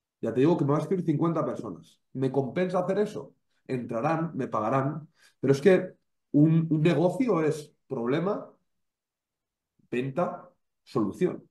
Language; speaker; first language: Spanish; native; Spanish